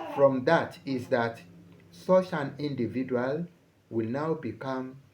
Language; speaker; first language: English; non-native, local second language; Yoruba